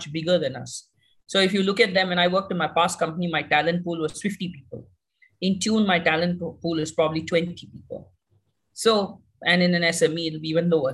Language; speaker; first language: English; non-native, local second language; Malayalam